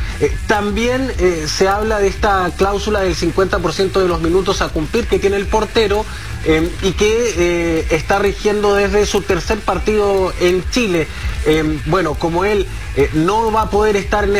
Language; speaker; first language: Spanish; native; Spanish